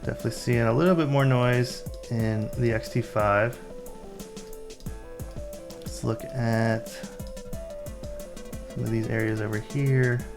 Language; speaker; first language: English; native; English